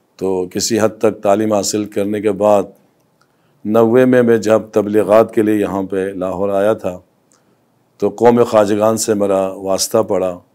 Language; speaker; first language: Urdu; non-native, local second language; Balti